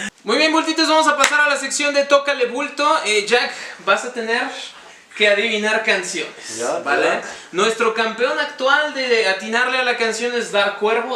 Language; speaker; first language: Spanish; native; Spanish